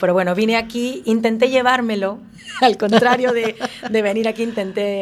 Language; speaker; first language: Spanish; native; Spanish